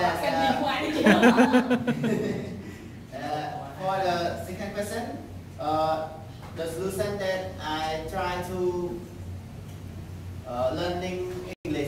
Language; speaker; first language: English; non-native, learner; Khmer